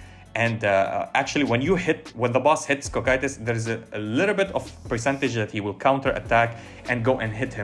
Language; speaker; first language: English; non-native, fluent; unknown